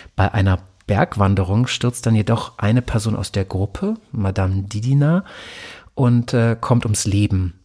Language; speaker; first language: German; native; German